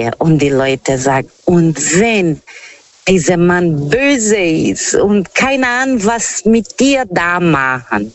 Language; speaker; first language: German; non-native, fluent; Portuguese